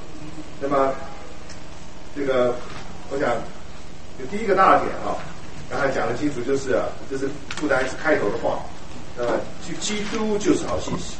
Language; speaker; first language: Chinese; native; Chinese